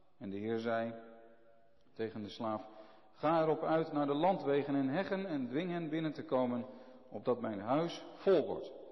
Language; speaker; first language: Dutch; native; Dutch